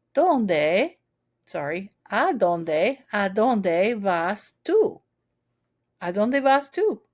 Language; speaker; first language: Spanish; non-native, fluent; English